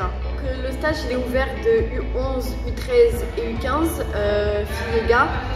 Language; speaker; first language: French; native; French